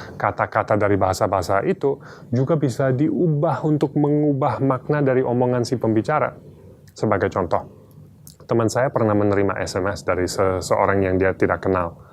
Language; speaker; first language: Indonesian; non-native, fluent; English